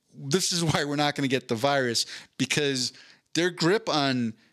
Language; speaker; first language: English; native; English